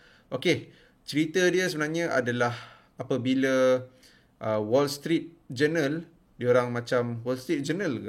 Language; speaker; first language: Malay; native; Malay